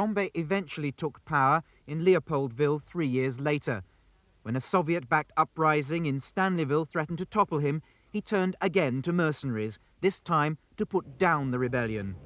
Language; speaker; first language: English; native; English